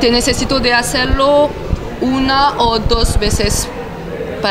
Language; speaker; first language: Spanish; non-native, learner; French